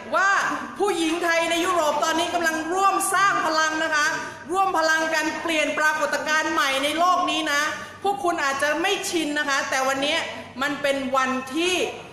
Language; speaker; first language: Thai; native; Thai